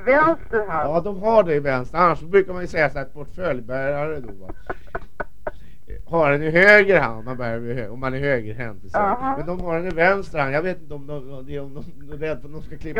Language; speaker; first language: Swedish; native; Swedish